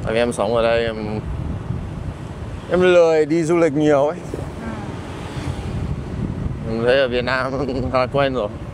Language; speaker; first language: Vietnamese; non-native, fluent; English